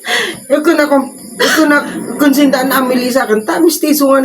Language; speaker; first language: Filipino; non-native, local second language; Bikol